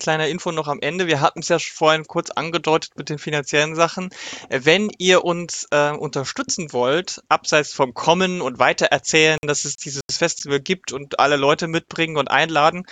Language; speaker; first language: German; native; German